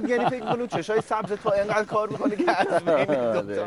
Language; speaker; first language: Persian; native; Persian